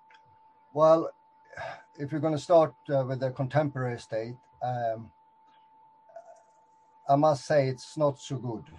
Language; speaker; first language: English; non-native, fluent; Swedish